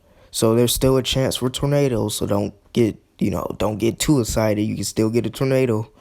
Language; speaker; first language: English; native; English